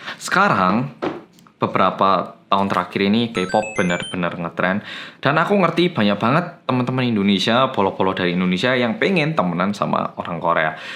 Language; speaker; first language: Indonesian; non-native, fluent; Korean